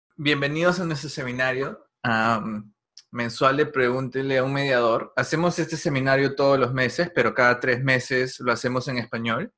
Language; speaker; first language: Spanish; non-native, fluent; English